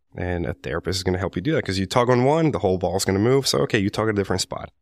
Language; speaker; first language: English; non-native, fluent; Spanish